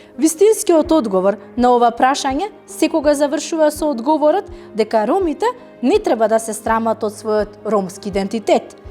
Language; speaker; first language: Macedonian; non-native, local second language; Romany